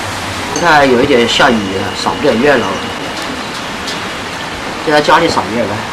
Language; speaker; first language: Chinese; native; Chinese